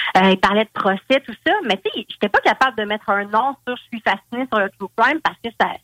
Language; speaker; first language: French; native; French